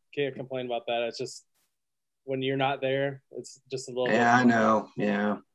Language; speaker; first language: English; native; English